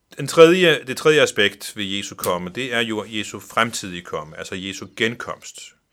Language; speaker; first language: Danish; non-native, local second language; Faroese